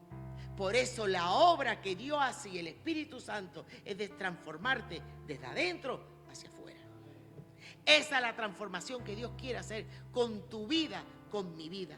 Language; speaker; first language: Spanish; native; Spanish